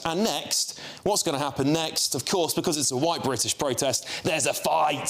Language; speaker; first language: English; native; English